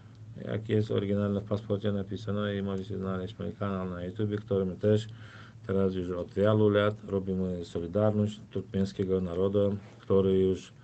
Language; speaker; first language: Polish; non-native, fluent; Turkmen